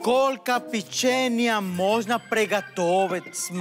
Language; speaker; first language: Russian; non-native, learner; Spanish